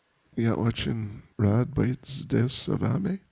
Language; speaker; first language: Russian; non-native, learner; English